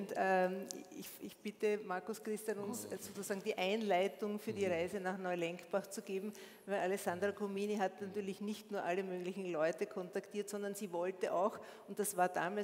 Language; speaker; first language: German; native; German